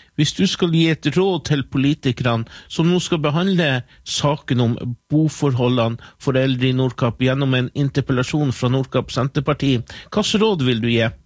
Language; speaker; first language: Norwegian; native; Norwegian